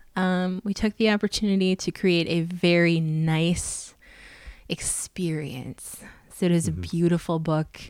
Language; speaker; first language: English; native; English